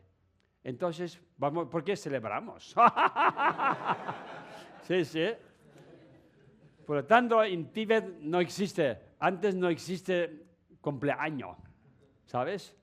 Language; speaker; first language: Spanish; non-native, learner; Tibetan